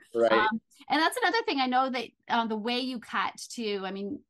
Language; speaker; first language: English; native; English